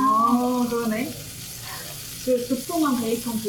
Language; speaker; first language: Korean; non-native, fluent; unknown